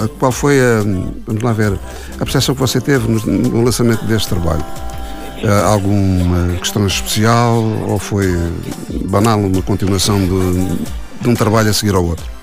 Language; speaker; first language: Portuguese; native; Portuguese